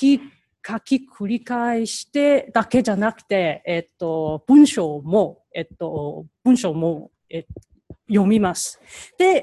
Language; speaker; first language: Japanese; non-native, learner; Chinese